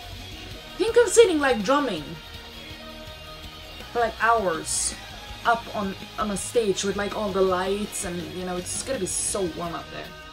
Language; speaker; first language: English; non-native, fluent; Swedish